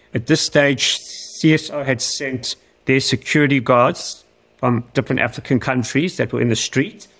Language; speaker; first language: English; native; English